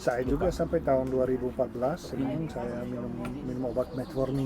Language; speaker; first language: Indonesian; non-native, fluent; Dutch